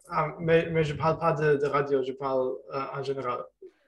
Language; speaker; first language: French; non-native, learner; German